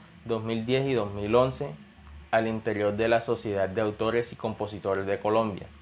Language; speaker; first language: Spanish; native; Spanish